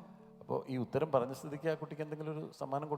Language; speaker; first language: Malayalam; native; Malayalam